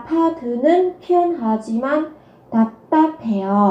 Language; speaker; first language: Korean; non-native, fluent; Vietnamese